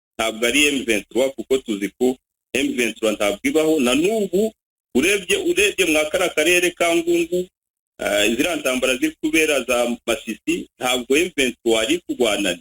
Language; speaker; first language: Kinyarwanda; native; Kinyarwanda